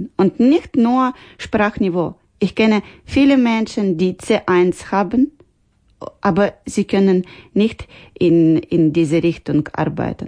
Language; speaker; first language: German; non-native, learner; Ukrainian